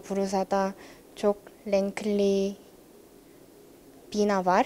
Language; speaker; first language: Turkish; non-native, learner; Korean